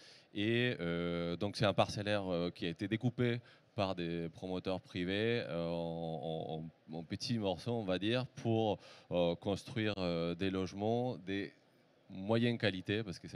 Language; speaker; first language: French; native; French